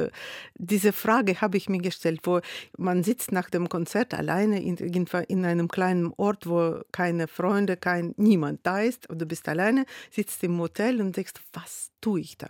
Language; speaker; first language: German; non-native, fluent; Russian